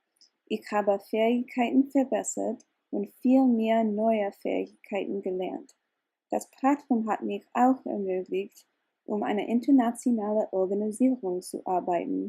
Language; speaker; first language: German; non-native, learner; English